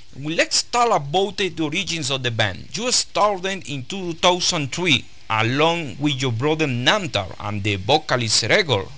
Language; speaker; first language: English; non-native, learner; Spanish